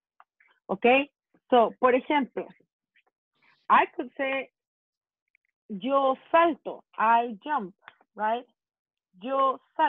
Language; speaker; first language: Spanish; non-native, fluent; English